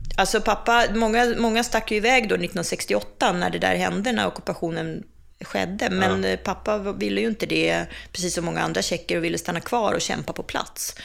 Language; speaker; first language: Swedish; early bilingual, other home language; Czech